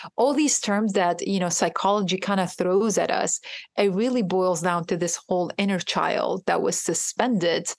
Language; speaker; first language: English; non-native, fluent; Arabic